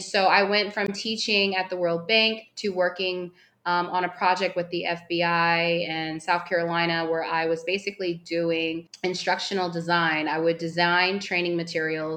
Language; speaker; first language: English; native; English